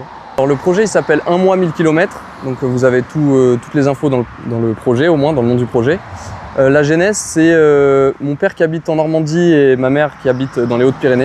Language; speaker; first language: French; native; French